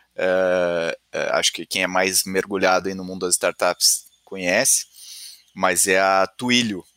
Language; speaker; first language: Portuguese; native; Portuguese